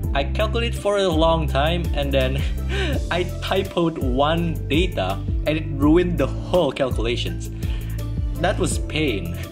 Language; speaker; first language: English; non-native, fluent; Indonesian